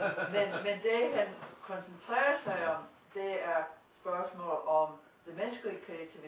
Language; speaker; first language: Danish; non-native, fluent; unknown